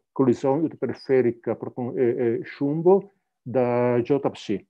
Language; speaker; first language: Portuguese; non-native, fluent; Italian